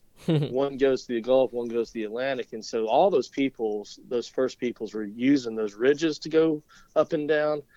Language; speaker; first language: English; native; English